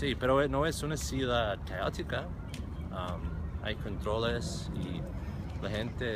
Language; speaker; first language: Spanish; non-native, fluent; English